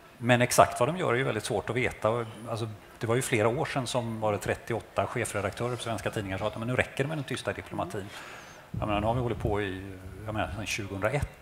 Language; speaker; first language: Swedish; native; Swedish